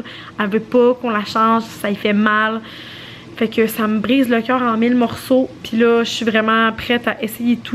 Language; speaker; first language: French; native; French